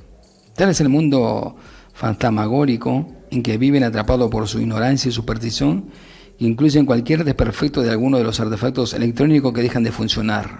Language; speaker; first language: Spanish; native; Spanish